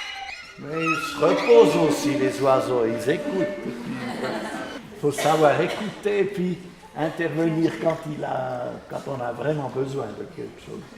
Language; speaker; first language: French; non-native, fluent; Swiss German